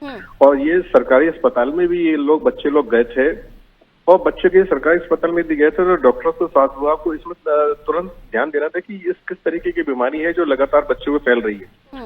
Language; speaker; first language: Hindi; native; Hindi